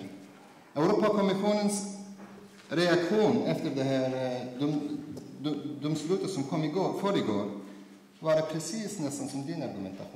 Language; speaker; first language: Swedish; non-native, fluent; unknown